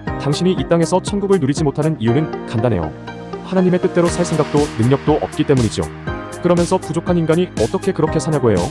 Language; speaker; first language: Korean; native; Korean